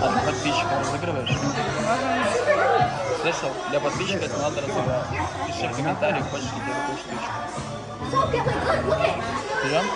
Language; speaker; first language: Russian; native; Russian